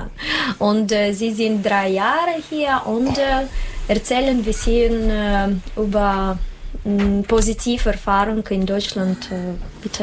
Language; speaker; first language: German; non-native, learner; Russian